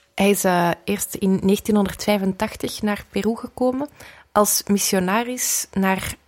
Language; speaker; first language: Dutch; native; Dutch